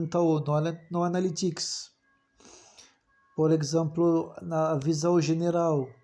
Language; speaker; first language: Portuguese; non-native, learner; French